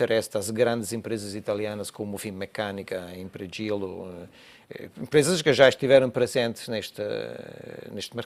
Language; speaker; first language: Portuguese; non-native, fluent; Italian